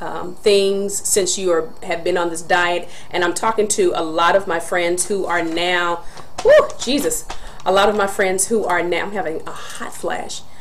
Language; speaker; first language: English; native; English